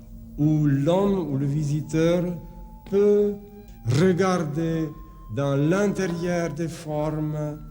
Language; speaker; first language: French; non-native, fluent; Czech